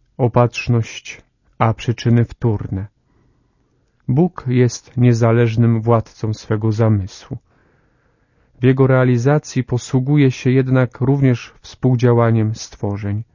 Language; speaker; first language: Polish; native; Polish